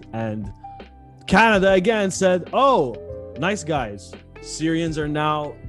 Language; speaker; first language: English; early bilingual, other home language; Arabic